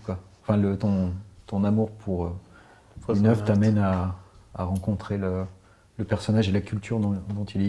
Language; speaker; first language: French; native; French